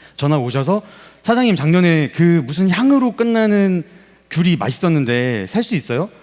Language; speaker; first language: Korean; native; Korean